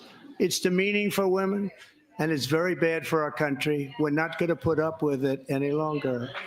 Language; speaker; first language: English; native; English